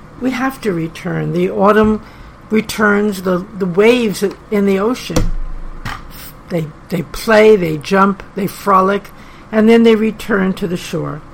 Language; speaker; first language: English; native; English